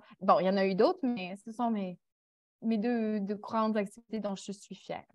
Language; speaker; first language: French; native; French